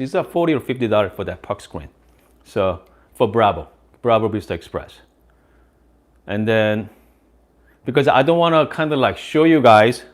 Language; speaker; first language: English; non-native, fluent; Korean